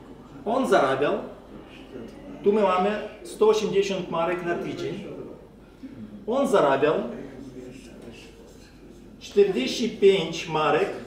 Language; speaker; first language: Polish; non-native, fluent; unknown